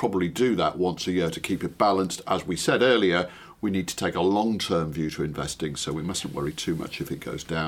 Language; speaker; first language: English; native; English